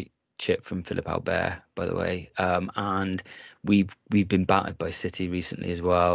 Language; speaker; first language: English; native; English